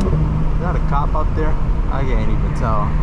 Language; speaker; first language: English; native; English